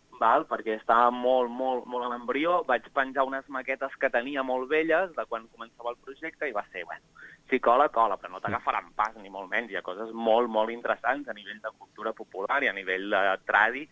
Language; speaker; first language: Catalan; native; Catalan